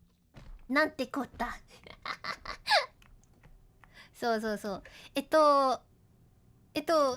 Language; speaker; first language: Japanese; non-native, learner; English